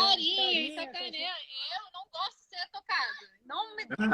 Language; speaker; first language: Portuguese; non-native, fluent; English